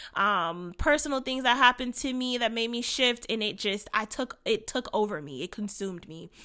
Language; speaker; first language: English; native; English